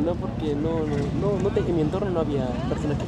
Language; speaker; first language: Spanish; native; Spanish